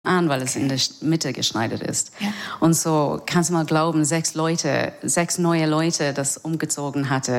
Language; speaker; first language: German; non-native, fluent; English